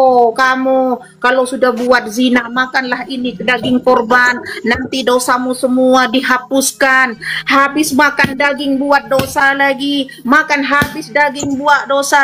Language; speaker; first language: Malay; non-native, local second language; Madurese